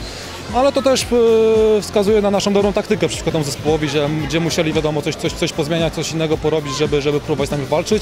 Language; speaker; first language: Polish; native; Polish